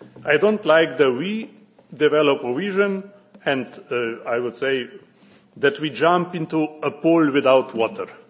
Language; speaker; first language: English; non-native, fluent; Slovenian